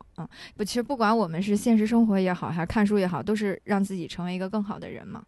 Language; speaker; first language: Chinese; native; Chinese